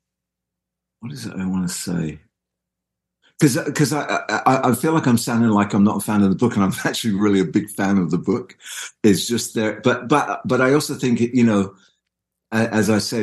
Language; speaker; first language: English; native; English